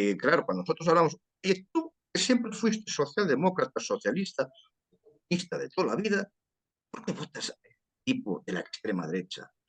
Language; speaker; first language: Spanish; early bilingual, heritage; Spanish